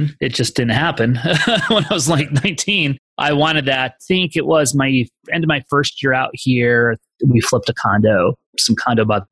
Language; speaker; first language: English; native; English